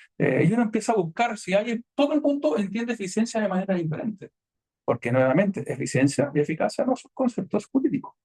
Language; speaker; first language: Spanish; native; Spanish